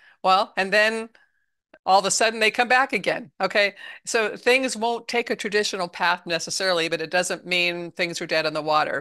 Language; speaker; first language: English; native; English